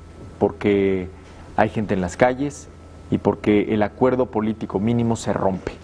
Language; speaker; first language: Spanish; native; Spanish